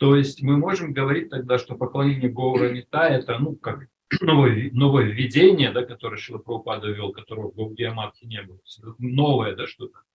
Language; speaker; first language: Russian; native; Russian